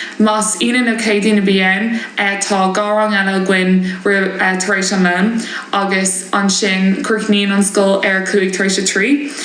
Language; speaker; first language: Irish; non-native, local second language; English